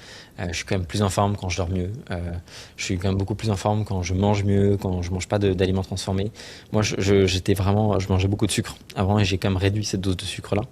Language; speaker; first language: French; native; French